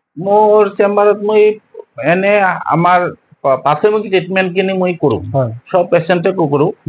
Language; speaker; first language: Assamese; non-native, local second language; Bangla